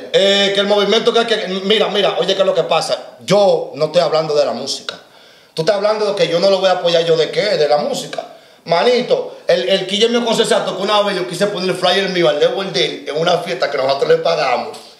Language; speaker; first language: Spanish; native; Spanish